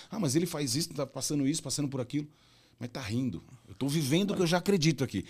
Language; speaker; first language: Portuguese; native; Portuguese